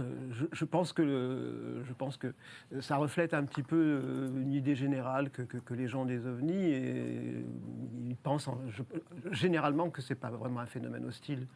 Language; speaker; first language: French; native; French